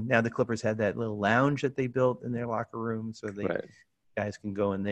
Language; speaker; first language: English; native; English